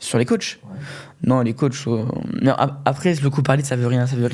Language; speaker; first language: French; native; French